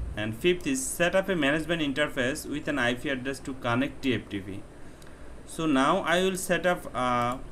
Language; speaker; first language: English; non-native, local second language; Bangla